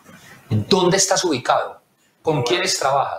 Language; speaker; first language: Spanish; native; Spanish